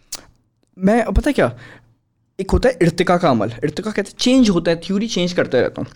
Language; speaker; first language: Urdu; native; Urdu